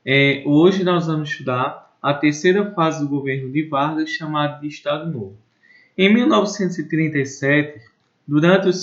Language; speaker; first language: Portuguese; native; Portuguese